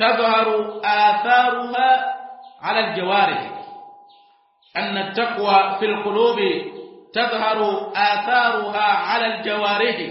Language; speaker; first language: Arabic; non-native, fluent; Swahili